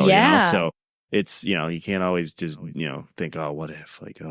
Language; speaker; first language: English; native; English